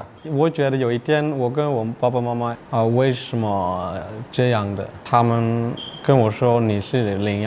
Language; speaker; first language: Chinese; non-native, learner; Dutch